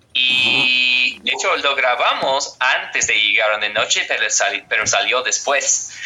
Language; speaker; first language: Spanish; non-native, fluent; English